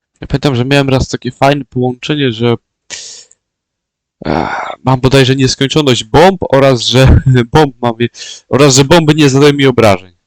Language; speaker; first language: Polish; native; Polish